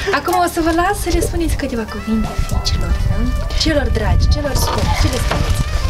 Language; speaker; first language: Romanian; native; Romanian